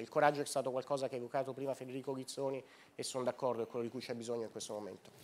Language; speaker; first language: Italian; native; Italian